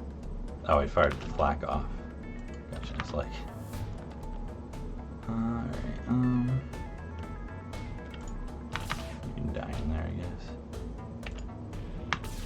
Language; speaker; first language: English; native; English